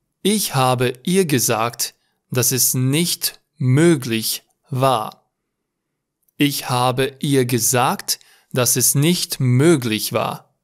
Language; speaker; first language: German; non-native, learner; Romanian